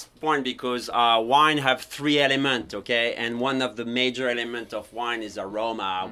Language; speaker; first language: English; non-native, fluent; French